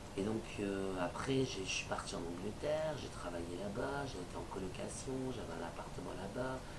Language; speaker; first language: French; native; French